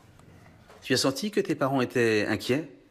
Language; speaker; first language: French; native; French